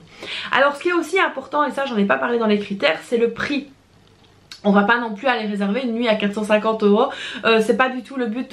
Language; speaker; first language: French; native; French